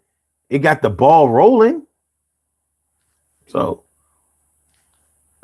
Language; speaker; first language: English; native; English